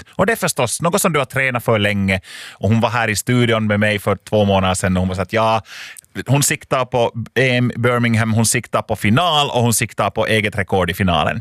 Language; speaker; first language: Swedish; native; Swedish